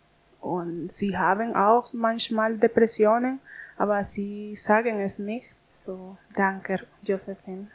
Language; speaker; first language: German; non-native, learner; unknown